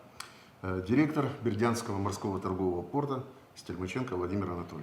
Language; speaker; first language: Russian; native; Russian